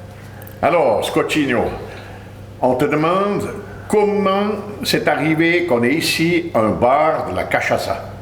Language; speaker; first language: French; native; French